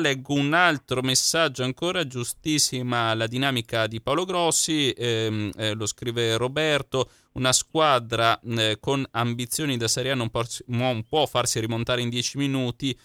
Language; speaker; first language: Italian; native; Italian